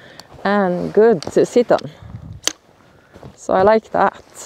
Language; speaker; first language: English; non-native, learner; Norwegian